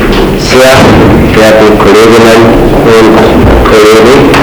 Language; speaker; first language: German; native; German